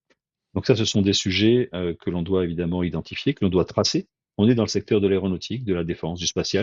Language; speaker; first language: French; native; French